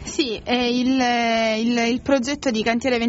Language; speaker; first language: Italian; native; Italian